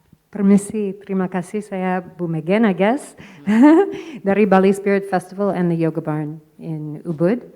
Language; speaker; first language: Indonesian; non-native, fluent; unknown